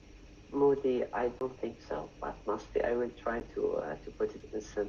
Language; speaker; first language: English; non-native, learner; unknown